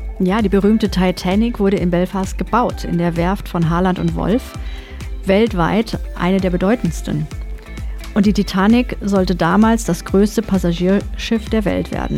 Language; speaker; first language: German; native; German